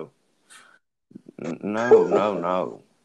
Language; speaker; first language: English; native; English